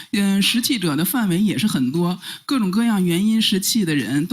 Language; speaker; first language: Chinese; native; Chinese